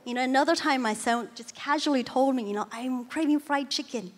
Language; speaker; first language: English; early bilingual, other home language; Chinese